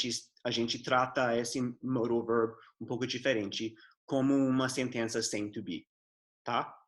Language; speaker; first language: Portuguese; non-native, fluent; English